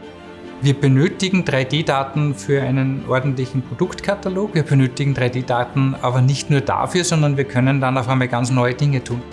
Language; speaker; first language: German; native; German